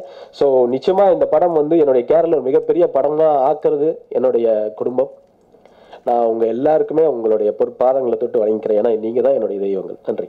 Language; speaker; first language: Tamil; native; Tamil